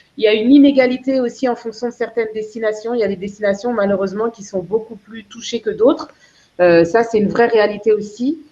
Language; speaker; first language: French; early bilingual, other home language; Lingala